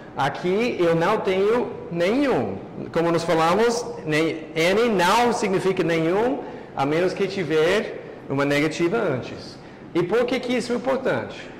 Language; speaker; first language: Portuguese; non-native, fluent; English